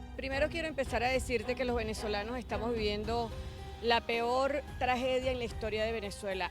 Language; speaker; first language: Spanish; native; Spanish